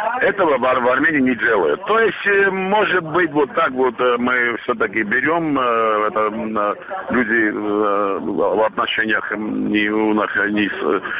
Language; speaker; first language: Russian; non-native, local second language; Armenian